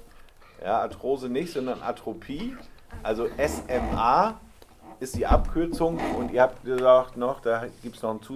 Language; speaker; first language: German; native; German